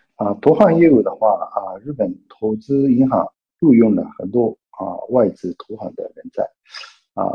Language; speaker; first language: Chinese; non-native, fluent; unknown